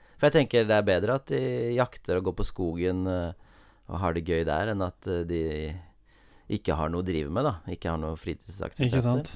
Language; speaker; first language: Norwegian; early bilingual, heritage; Norwegian